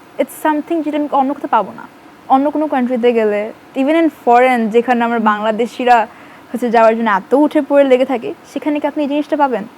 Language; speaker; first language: Bangla; early bilingual, other home language; Urdu